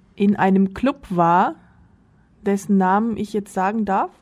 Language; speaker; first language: German; early bilingual, other home language; Russian